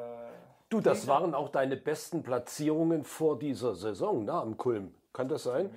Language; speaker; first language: German; native; German